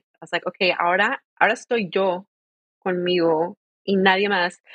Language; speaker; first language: Spanish; early bilingual, heritage; Spanish